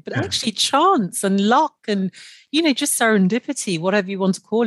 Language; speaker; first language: English; non-native, local second language; Yoruba